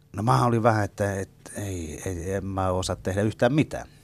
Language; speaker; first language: Finnish; native; Finnish